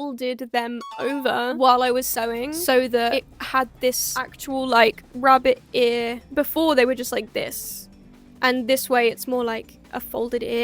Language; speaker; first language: English; native; English